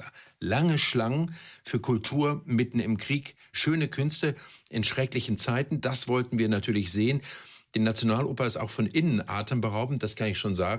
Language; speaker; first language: German; native; German